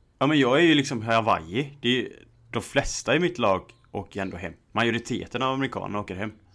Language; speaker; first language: Swedish; native; Swedish